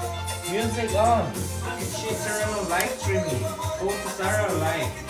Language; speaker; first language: English; non-native, learner; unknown